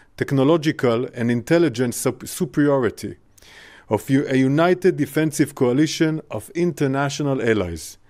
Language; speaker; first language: English; non-native, fluent; Hebrew